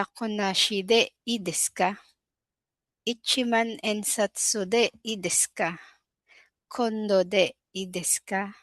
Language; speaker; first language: Japanese; non-native, learner; Filipino